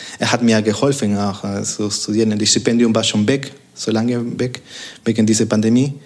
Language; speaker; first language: German; non-native, fluent; Spanish